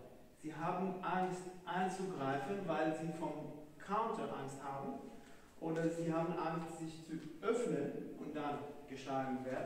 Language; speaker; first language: German; non-native, fluent; Hebrew